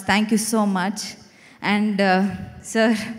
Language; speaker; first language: Telugu; non-native, fluent; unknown